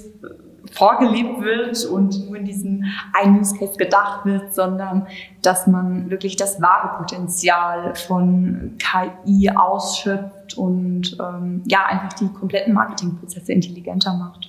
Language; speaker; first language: German; native; German